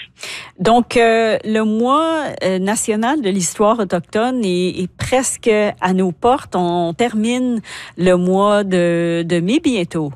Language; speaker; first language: French; native; French